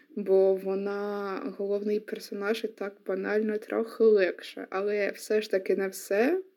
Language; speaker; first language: Ukrainian; non-native, local second language; Russian